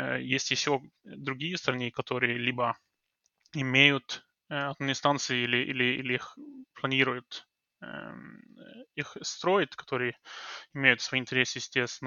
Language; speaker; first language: Russian; non-native, fluent; Norwegian